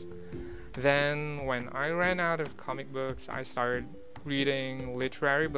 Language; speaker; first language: English; non-native, local second language; Pangasinan